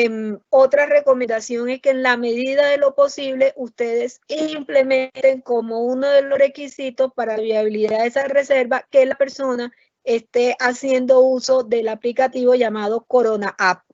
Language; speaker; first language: Spanish; native; Spanish